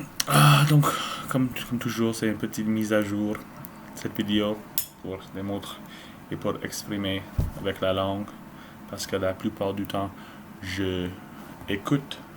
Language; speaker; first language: French; non-native, learner; English